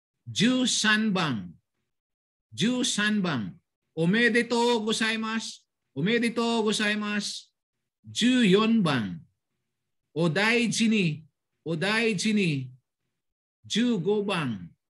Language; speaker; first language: Japanese; non-native, fluent; Filipino